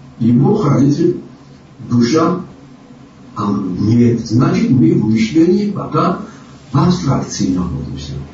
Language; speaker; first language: Russian; non-native, local second language; Georgian